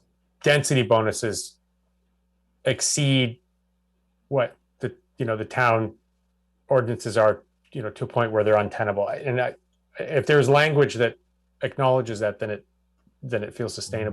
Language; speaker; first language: English; native; English